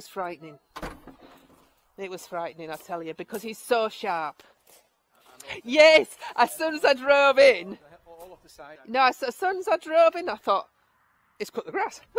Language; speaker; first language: English; native; English